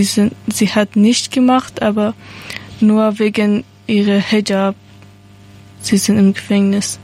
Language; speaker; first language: German; non-native, learner; Persian